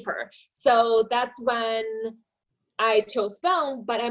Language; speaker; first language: English; non-native, fluent; Ukrainian